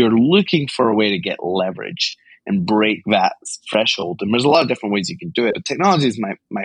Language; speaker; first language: English; native; English